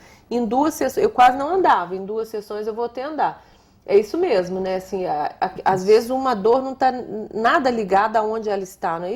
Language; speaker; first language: Portuguese; native; Portuguese